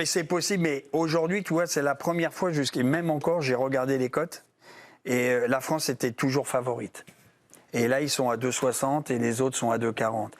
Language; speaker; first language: French; native; French